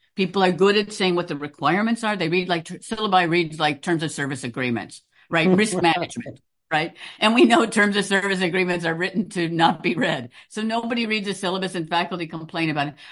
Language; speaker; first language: English; native; English